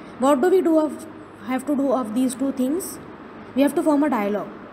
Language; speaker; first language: English; non-native, local second language; Marathi